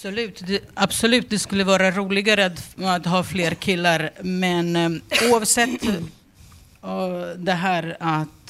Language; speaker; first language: Swedish; non-native, fluent; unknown